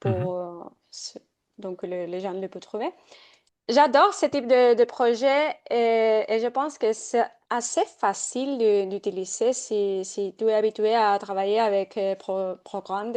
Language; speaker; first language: French; non-native, fluent; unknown